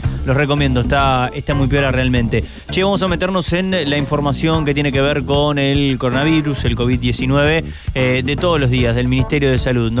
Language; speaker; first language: Spanish; native; Spanish